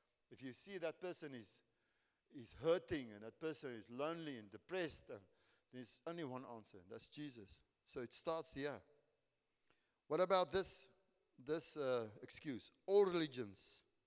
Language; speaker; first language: English; non-native, local second language; Afrikaans